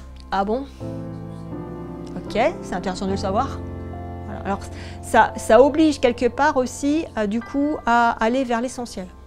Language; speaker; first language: French; native; French